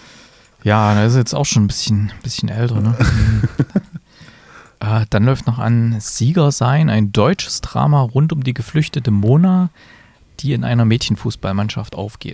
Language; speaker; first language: German; native; German